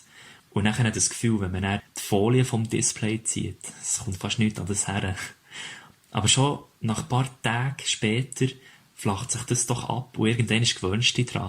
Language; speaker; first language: German; native; German